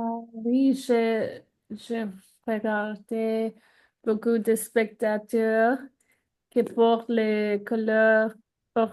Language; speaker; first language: French; non-native, learner; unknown